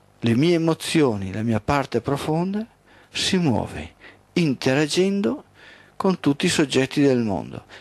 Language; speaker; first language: Italian; native; Italian